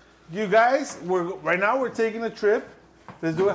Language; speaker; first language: English; early bilingual, other home language; Spanish